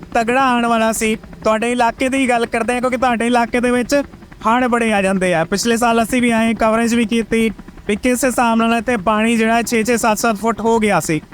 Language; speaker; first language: Punjabi; native; Punjabi